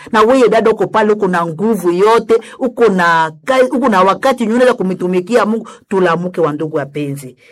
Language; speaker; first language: Swahili; native; Swahili